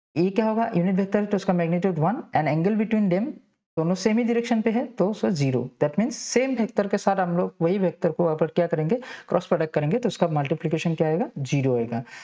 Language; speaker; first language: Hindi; non-native, local second language; Assamese